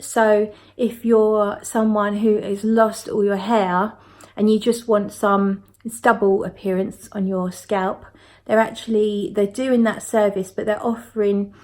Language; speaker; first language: English; native; English